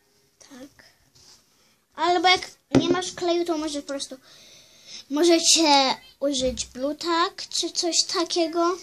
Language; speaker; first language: Polish; early bilingual, heritage; Polish